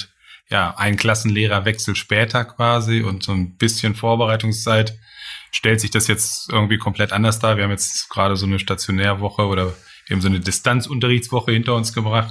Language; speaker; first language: German; native; German